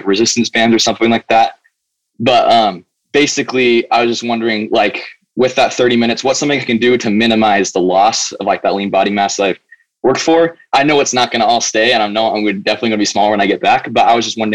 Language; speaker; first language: English; native; English